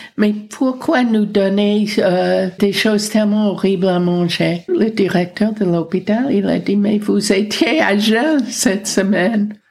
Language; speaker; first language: French; non-native, fluent; English